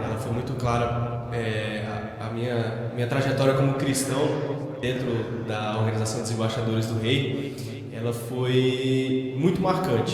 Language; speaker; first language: Portuguese; native; Portuguese